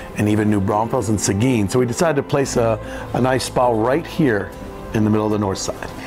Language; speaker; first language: English; native; English